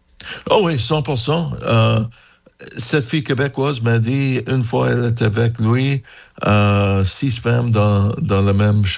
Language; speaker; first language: French; non-native, learner; English